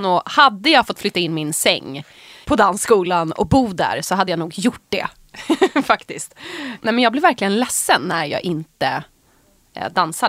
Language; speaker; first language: Swedish; native; Swedish